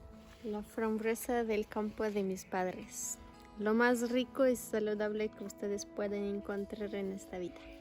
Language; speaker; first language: Spanish; non-native, local second language; Russian